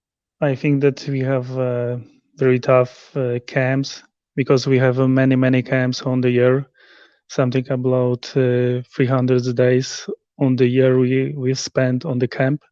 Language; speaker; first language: English; non-native, learner; Polish